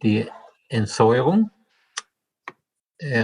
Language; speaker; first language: German; non-native, fluent; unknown